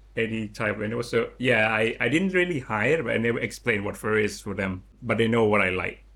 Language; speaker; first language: English; non-native, learner; Lao